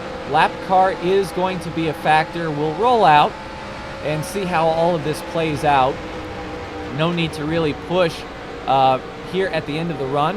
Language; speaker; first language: English; native; English